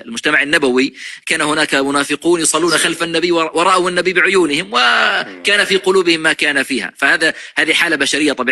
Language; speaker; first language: Arabic; native; Arabic